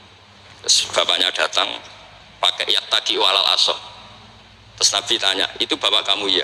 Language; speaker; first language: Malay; non-native, local second language; Javanese